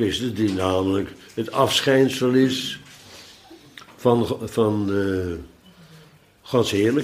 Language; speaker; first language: Dutch; native; Dutch